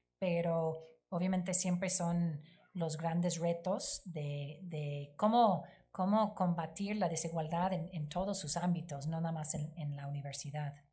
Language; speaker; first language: Spanish; non-native, fluent; English